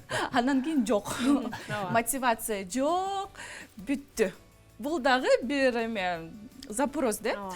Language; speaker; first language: Kyrgyz; non-native, local second language; Russian